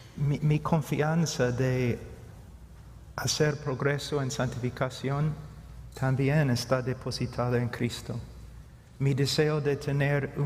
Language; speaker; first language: Spanish; non-native, fluent; English